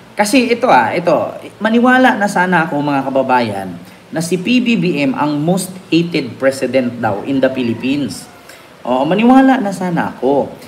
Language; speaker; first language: Filipino; non-native, local second language; Cebuano